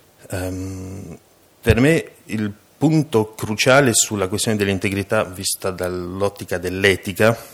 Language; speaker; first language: Italian; non-native, fluent; French